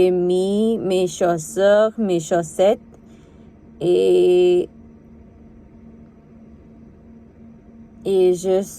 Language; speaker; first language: French; non-native, learner; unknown